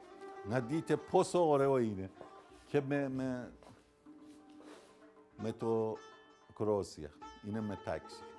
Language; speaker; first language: Greek; non-native, learner; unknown